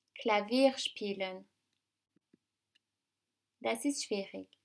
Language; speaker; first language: German; non-native, fluent; French